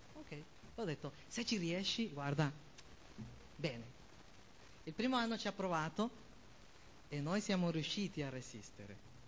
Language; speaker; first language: Italian; non-native, fluent; Spanish